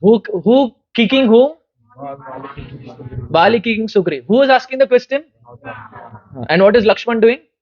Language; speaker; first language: English; non-native, local second language; Hindi